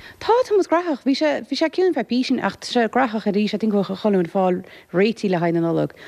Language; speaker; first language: Irish; native; Irish